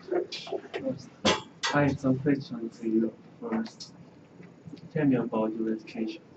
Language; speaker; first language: English; non-native, learner; Korean